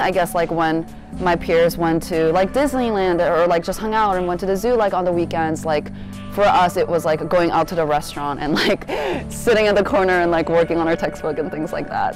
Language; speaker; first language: English; early bilingual, other home language; Korean